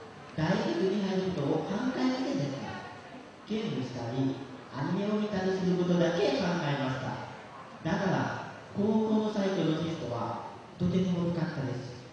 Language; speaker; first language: Japanese; non-native, learner; Lao